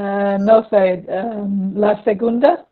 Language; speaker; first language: Spanish; non-native, learner; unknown